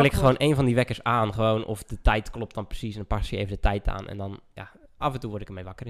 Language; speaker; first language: Dutch; native; Dutch